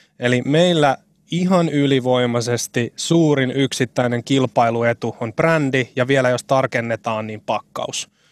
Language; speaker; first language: Finnish; native; Finnish